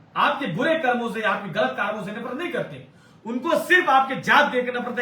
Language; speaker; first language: Hindi; native; Hindi